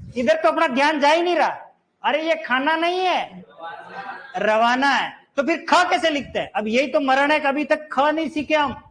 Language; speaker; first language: Hindi; native; Hindi